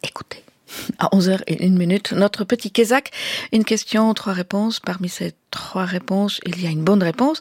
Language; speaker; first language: French; native; French